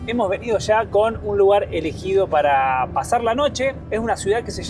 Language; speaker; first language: Spanish; native; Spanish